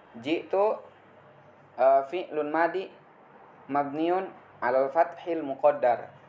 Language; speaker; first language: Arabic; non-native, fluent; Indonesian